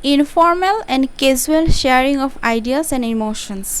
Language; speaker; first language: English; non-native, local second language; Assamese